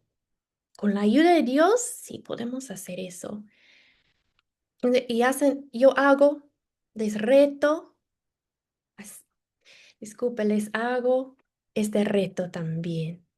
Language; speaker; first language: Spanish; non-native, fluent; English